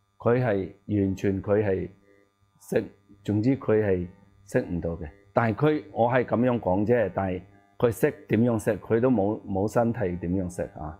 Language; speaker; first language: Cantonese; non-native, learner; Tibetan